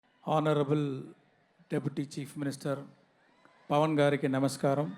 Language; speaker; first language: Telugu; non-native, learner; Tamil